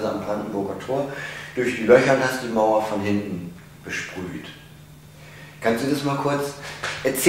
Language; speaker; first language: German; native; German